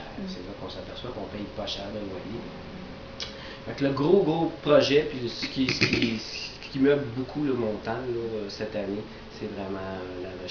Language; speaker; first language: French; native; French